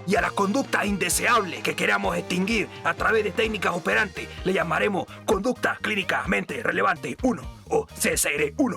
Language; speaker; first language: Spanish; native; Spanish